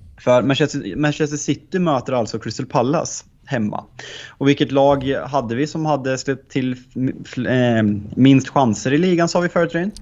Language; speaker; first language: Swedish; native; Swedish